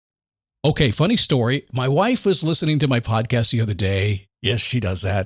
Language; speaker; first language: English; native; English